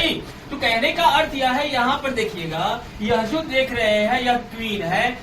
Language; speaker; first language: Hindi; native; Hindi